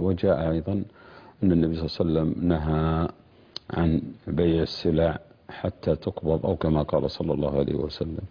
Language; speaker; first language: Arabic; native; Arabic